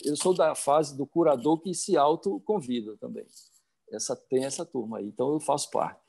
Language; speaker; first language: Portuguese; native; Portuguese